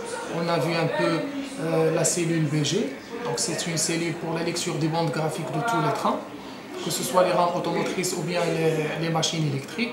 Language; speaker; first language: French; non-native, local second language; Arabic